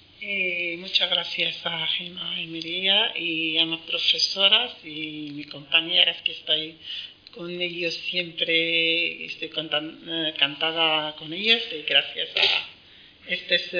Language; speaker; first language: Spanish; non-native, learner; Arabic